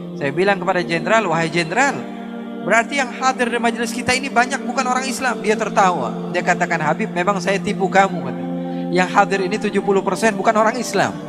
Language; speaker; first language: Indonesian; native; Indonesian